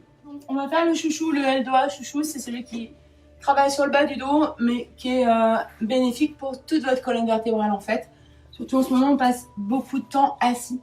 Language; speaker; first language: French; native; French